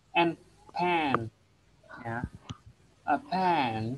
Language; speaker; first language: English; non-native, learner; Indonesian